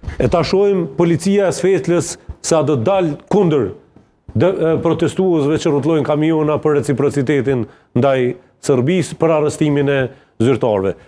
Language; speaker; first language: Albanian; native; Albanian